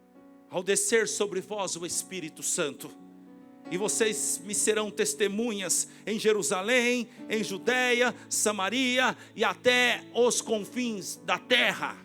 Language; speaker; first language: Portuguese; native; Portuguese